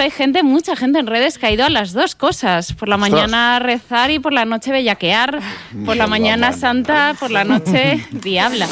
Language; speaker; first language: Spanish; native; Spanish